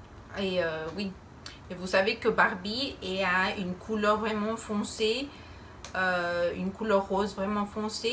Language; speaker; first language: French; non-native, fluent; Spanish